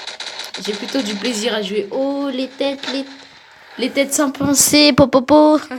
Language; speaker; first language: French; native; French